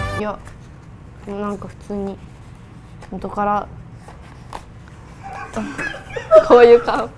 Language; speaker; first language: Japanese; native; Japanese